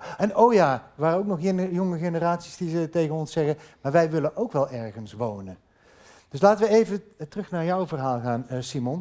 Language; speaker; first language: Dutch; native; Dutch